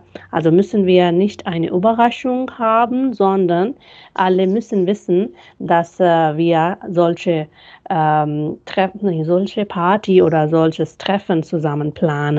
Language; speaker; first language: German; non-native, fluent; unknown